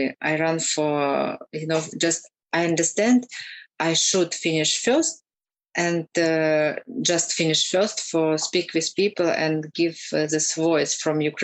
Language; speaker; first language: English; non-native, learner; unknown